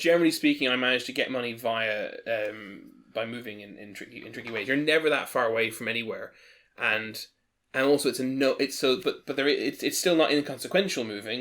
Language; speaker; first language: English; native; English